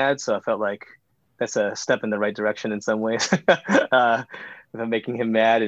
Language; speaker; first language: English; native; English